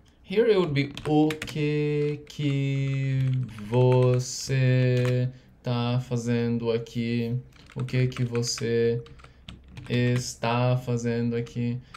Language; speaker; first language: Portuguese; native; Portuguese